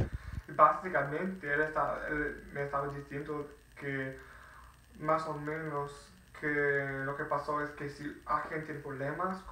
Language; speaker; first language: Spanish; non-native, fluent; English